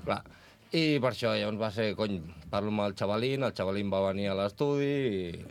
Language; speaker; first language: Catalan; non-native, local second language; Spanish